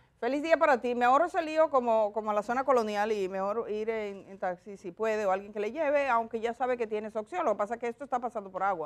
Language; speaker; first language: Spanish; native; Spanish